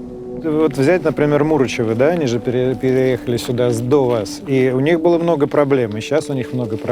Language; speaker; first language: Russian; native; Russian